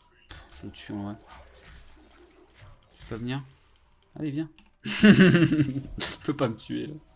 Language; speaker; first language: French; native; French